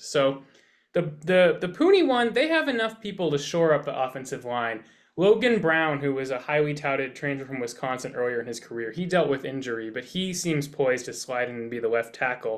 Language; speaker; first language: English; native; English